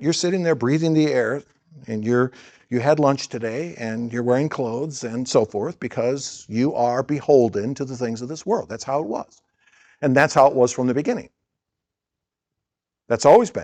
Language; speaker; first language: English; native; English